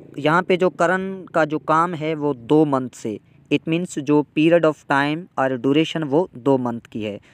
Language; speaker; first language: Urdu; non-native, local second language; Sindhi